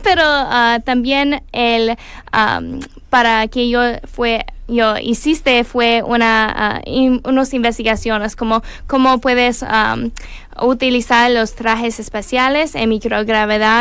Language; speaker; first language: Spanish; non-native, learner; English